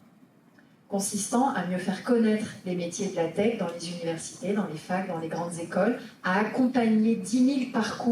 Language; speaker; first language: French; native; French